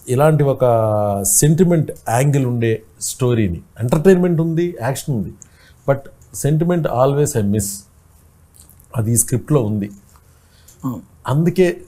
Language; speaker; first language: Telugu; native; Telugu